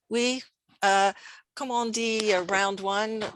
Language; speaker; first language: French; non-native, learner; English